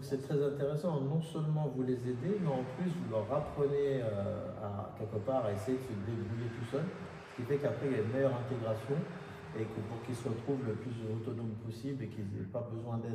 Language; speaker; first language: French; native; French